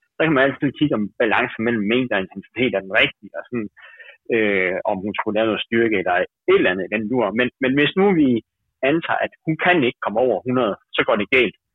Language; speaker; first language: Danish; native; Danish